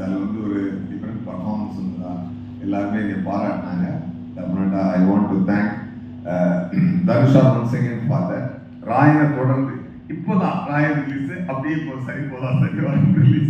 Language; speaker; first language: Tamil; native; Tamil